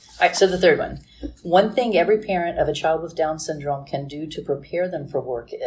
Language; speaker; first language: English; native; English